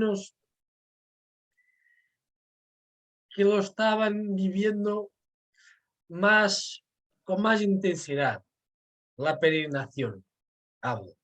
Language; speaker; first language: Spanish; non-native, fluent; Portuguese